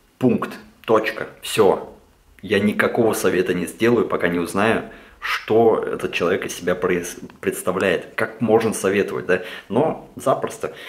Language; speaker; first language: Russian; early bilingual, heritage; Russian